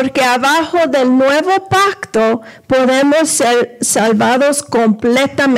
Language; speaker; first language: Spanish; early bilingual, heritage; Spanish